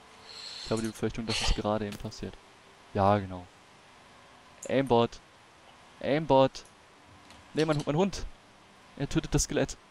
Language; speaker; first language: German; native; German